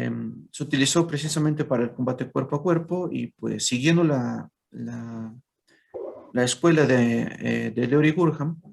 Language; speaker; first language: Spanish; native; Spanish